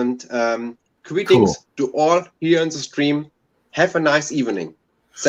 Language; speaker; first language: English; non-native, learner; German